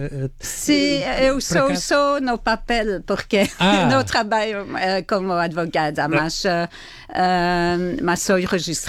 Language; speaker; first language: Portuguese; non-native, learner; French